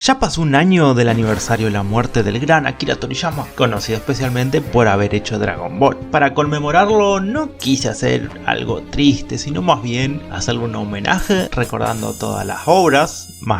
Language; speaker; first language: Spanish; native; Spanish